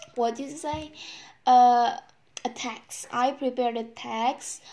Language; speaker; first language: English; non-native, learner; Indonesian